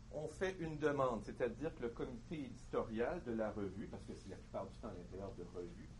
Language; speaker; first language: French; native; French